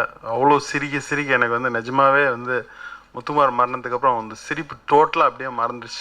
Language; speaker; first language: Tamil; native; Tamil